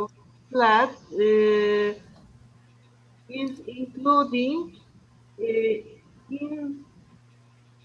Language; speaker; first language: English; non-native, learner; Turkish